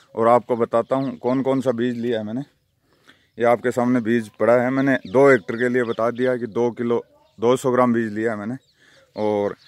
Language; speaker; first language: Hindi; native; Hindi